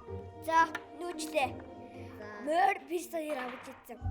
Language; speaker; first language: Mongolian; native; Mongolian